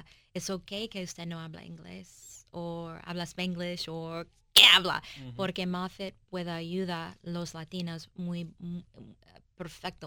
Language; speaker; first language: Spanish; early bilingual, heritage; English